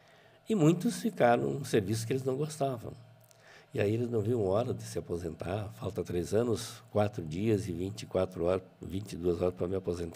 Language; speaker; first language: Portuguese; native; Portuguese